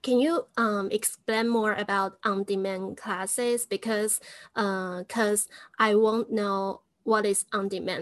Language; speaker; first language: English; non-native, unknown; Chinese